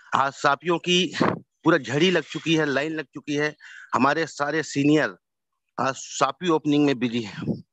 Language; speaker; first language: Hindi; native; Hindi